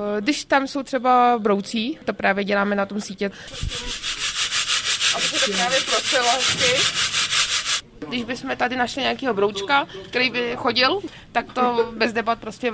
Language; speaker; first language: Czech; native; Czech